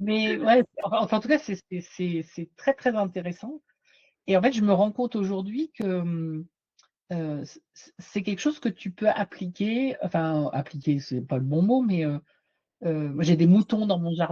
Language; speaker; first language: French; native; French